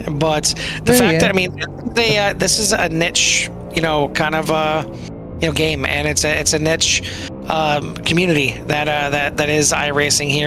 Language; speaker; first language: English; native; English